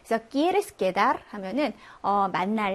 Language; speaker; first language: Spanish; non-native, fluent; Korean